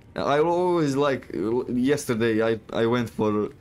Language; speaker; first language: English; non-native, fluent; Serbian